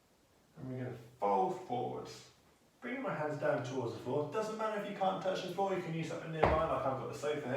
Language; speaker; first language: English; native; English